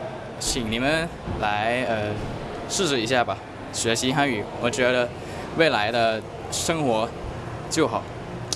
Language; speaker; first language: Chinese; non-native, learner; Thai